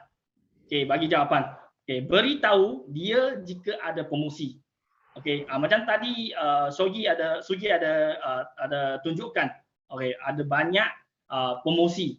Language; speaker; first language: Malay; non-native, local second language; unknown